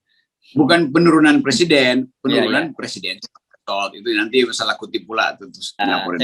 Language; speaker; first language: Indonesian; native; Indonesian